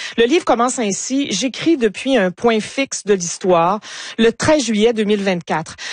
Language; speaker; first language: French; native; French